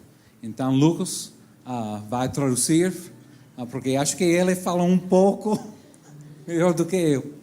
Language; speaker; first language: Portuguese; non-native, learner; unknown